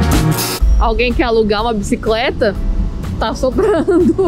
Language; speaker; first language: Portuguese; native; Portuguese